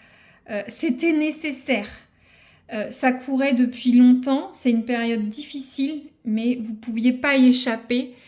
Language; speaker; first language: French; native; French